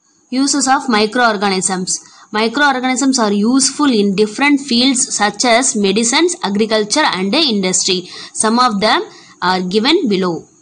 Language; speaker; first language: English; non-native, local second language; Tamil